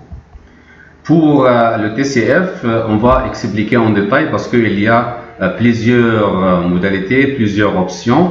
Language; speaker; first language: French; non-native, fluent; Arabic